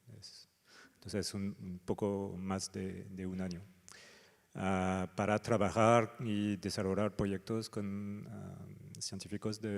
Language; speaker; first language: Spanish; non-native, fluent; French